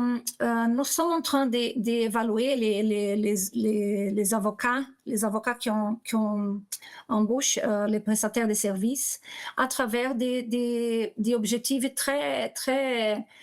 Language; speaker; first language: French; non-native, learner; Portuguese